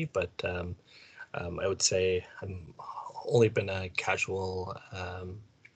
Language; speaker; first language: English; native; English